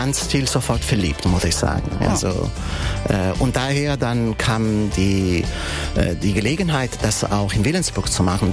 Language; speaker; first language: German; non-native, fluent; Italian